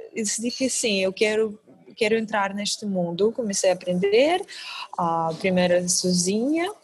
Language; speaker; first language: Portuguese; non-native, fluent; Kazakh